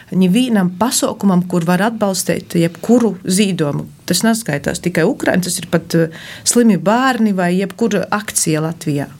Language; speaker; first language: Latvian; non-native, fluent; Ukrainian